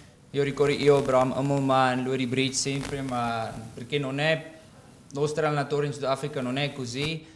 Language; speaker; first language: Italian; non-native, learner; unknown